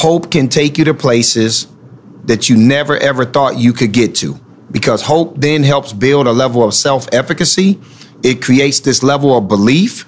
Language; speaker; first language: English; native; English